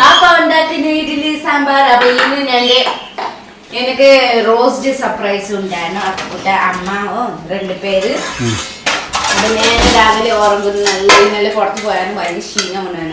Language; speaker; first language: Malayalam; non-native, learner; Nepali